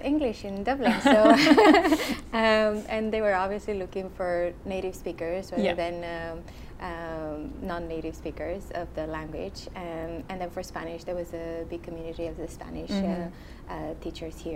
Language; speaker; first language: English; non-native, fluent; Romanian